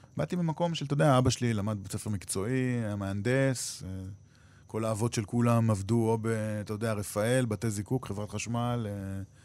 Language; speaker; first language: Hebrew; native; Hebrew